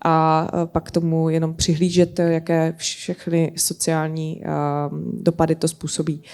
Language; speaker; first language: Czech; native; Czech